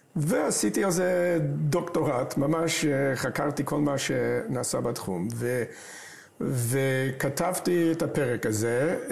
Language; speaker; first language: Hebrew; non-native, fluent; English